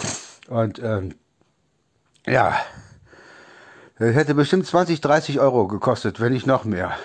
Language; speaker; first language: German; native; German